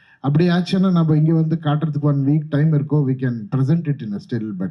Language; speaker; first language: Tamil; non-native, fluent; Kannada